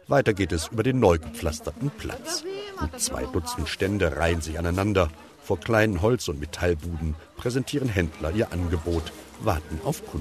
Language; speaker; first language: German; native; German